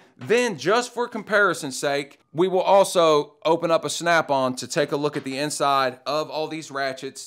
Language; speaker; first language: English; native; English